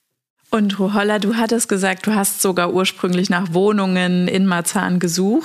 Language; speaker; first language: German; native; German